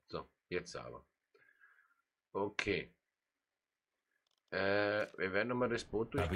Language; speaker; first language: German; native; German